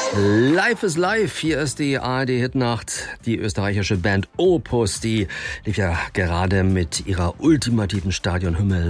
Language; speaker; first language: German; native; German